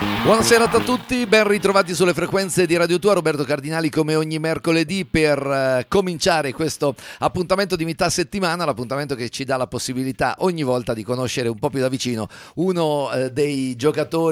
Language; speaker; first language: Italian; native; Italian